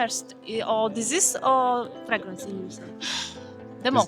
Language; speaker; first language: English; non-native, learner; Polish